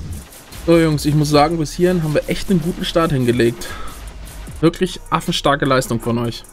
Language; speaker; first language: German; native; German